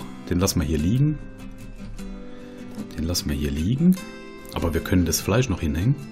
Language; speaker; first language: German; native; German